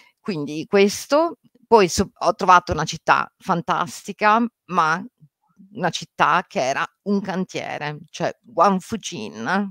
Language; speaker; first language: Italian; native; Italian